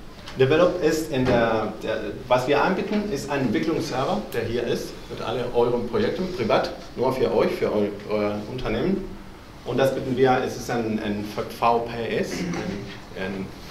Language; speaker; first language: German; non-native, fluent; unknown